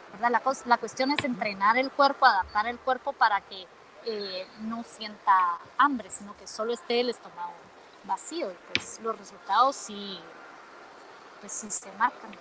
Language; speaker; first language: Spanish; native; Spanish